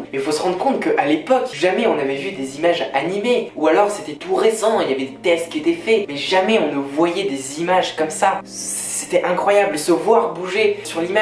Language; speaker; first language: French; native; French